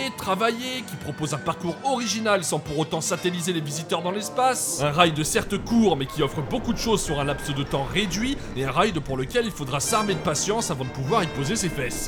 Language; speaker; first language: French; native; French